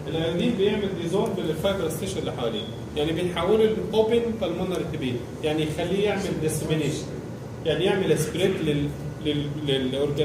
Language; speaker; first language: Arabic; native; Arabic